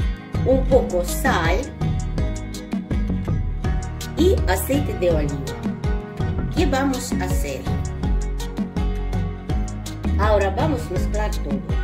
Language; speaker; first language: Spanish; non-native, learner; Ukrainian